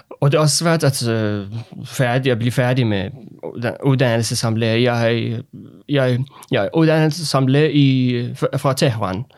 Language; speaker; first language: Danish; non-native, learner; Persian